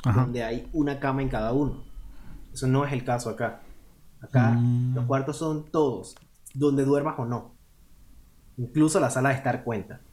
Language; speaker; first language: Spanish; native; Spanish